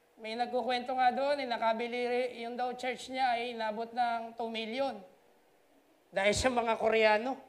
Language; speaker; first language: Filipino; native; Filipino